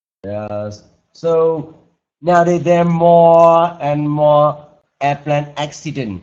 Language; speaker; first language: English; non-native, learner; Vietnamese